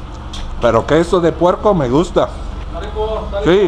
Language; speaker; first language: Spanish; non-native, learner; English